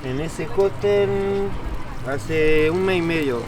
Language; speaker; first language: Spanish; non-native, learner; French